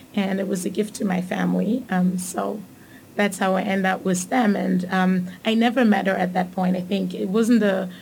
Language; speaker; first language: English; non-native, fluent; German